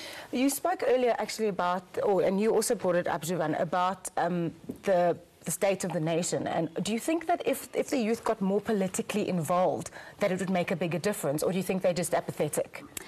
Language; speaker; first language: English; non-native, local second language; Afrikaans